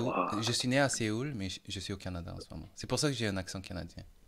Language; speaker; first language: French; non-native, fluent; Korean